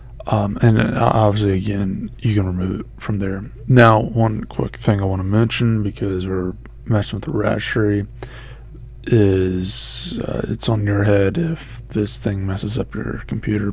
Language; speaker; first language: English; native; English